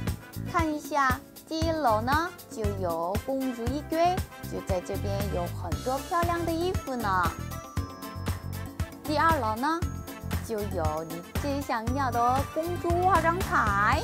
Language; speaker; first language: Chinese; non-native, fluent; Korean